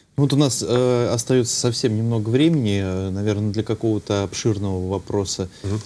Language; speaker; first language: Russian; native; Russian